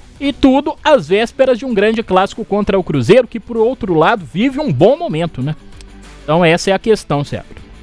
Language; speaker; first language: Portuguese; native; Portuguese